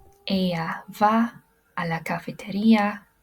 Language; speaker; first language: Spanish; non-native, fluent; English